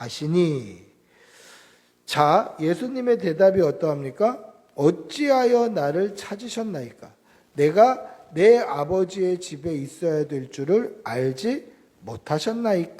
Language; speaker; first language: Korean; native; Korean